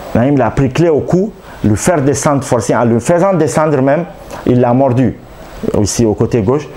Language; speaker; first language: French; non-native, local second language; Arabic